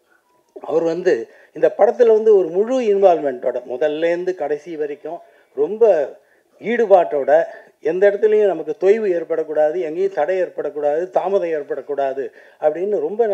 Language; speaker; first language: Tamil; native; Tamil